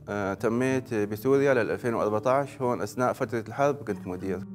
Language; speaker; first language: Arabic; native; Arabic